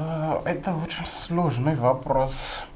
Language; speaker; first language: Russian; non-native, fluent; Malagasy